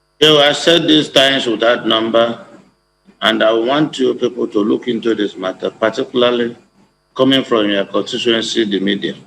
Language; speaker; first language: English; non-native, local second language; Igbo